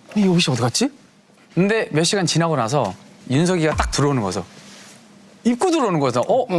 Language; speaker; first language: Korean; early bilingual, heritage; Korean